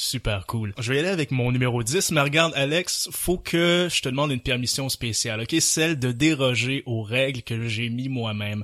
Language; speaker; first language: French; native; French